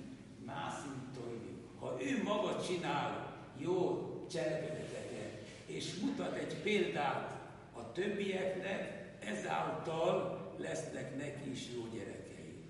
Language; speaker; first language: Hungarian; non-native, local second language; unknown